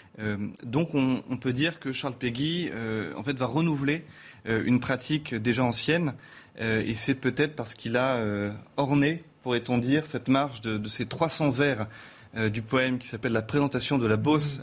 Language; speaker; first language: French; native; French